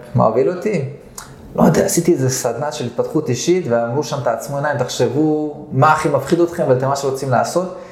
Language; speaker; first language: Hebrew; early bilingual, other home language; Russian